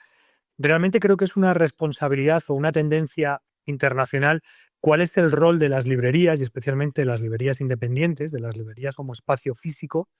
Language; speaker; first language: Spanish; native; Spanish